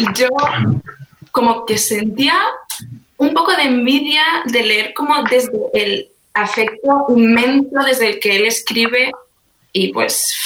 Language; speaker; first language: Spanish; native; Spanish